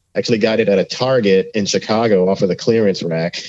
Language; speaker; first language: English; native; English